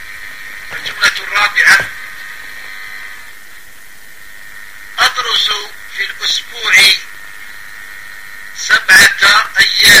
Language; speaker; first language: Arabic; non-native, fluent; French